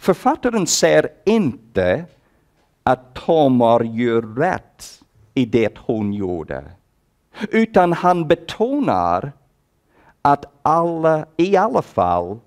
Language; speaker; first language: Swedish; non-native, fluent; English